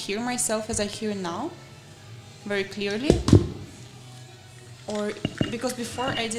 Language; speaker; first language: English; non-native, fluent; Russian